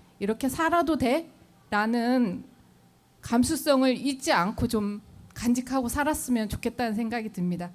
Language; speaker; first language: Korean; native; Korean